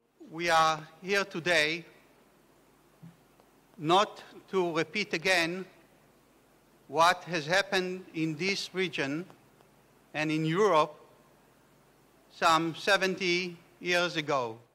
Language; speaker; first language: English; non-native, fluent; Hebrew